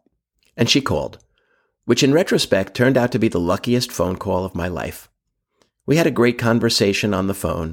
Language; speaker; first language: English; native; English